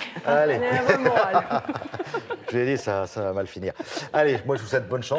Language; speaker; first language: French; native; French